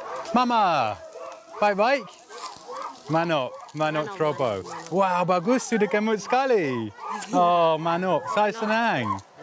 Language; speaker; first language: Indonesian; non-native, learner; English